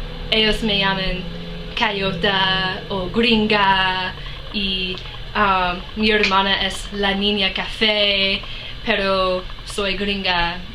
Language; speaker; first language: Spanish; early bilingual, heritage; Spanish